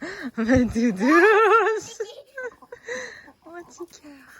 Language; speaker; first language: French; native; French